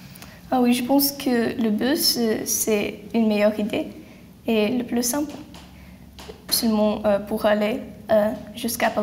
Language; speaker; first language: French; non-native, learner; Lithuanian